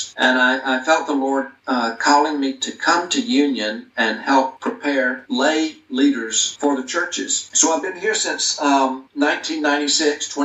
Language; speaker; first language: English; native; English